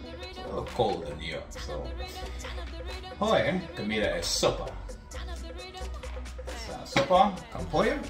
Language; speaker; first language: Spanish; non-native, learner; English